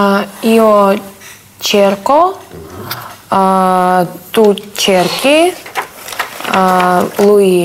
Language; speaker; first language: Italian; non-native, learner; Russian